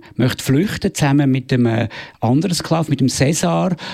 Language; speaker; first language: German; native; German